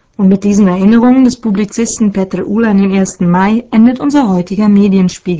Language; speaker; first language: German; native; German